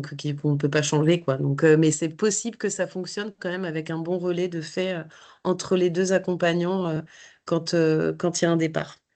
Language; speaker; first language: French; native; French